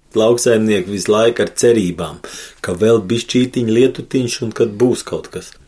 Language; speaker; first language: Latvian; native; Latvian